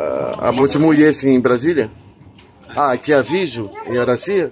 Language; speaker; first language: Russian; non-native, learner; Portuguese